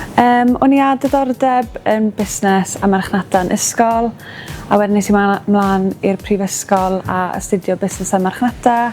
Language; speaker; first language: Welsh; native; Welsh